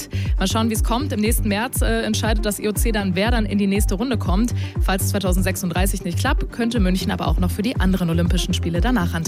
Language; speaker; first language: German; native; German